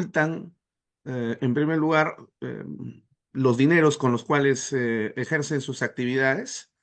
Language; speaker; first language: Spanish; native; Spanish